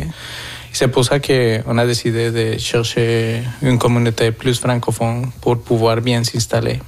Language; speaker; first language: French; non-native, fluent; Spanish